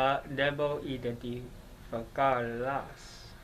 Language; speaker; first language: Spanish; non-native, learner; English